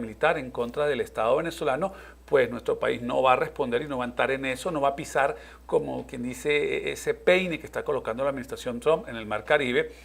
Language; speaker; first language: Spanish; native; Spanish